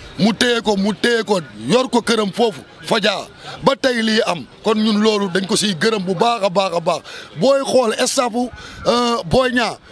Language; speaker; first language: Wolof; native; Wolof